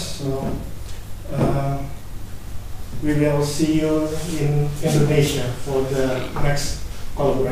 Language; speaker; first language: English; non-native, fluent; Indonesian